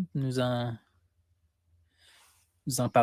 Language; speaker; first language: French; native; French